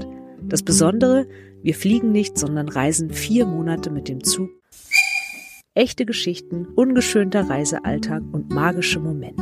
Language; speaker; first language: German; native; German